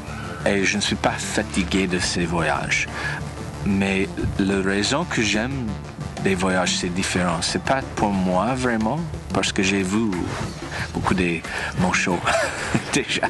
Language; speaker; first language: French; non-native, learner; English